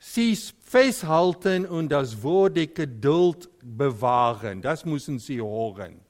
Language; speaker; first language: German; non-native, fluent; Dutch